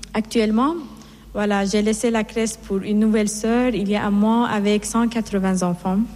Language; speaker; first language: French; non-native, fluent; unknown